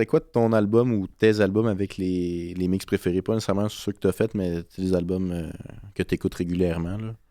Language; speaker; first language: French; native; French